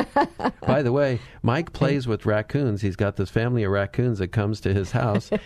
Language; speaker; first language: English; native; English